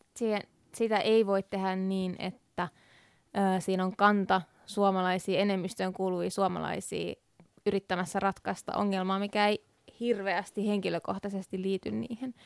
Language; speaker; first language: Finnish; early bilingual, other home language; Persian